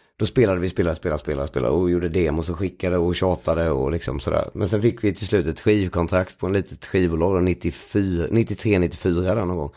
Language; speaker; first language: Swedish; native; Swedish